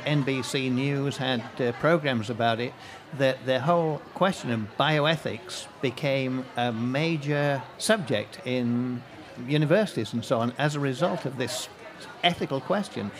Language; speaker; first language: English; native; English